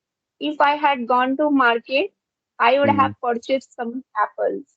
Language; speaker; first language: English; non-native, local second language; Hindi